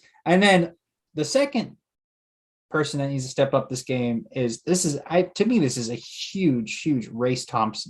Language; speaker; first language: English; native; English